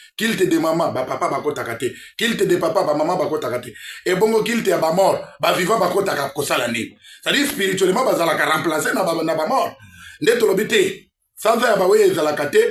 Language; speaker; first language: Lingala; native; Lingala